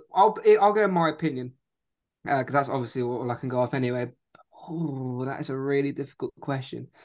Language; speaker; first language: English; native; English